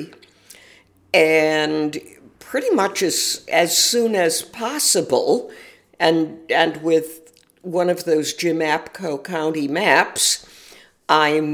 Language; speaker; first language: English; native; English